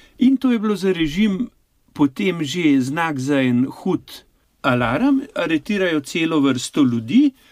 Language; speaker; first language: Slovenian; native; Slovenian